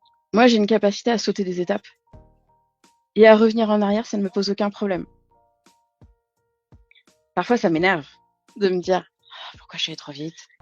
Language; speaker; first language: French; native; French